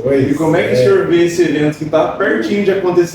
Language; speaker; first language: Portuguese; native; Portuguese